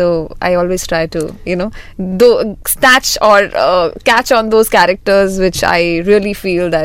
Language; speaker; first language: English; non-native, local second language; Hindi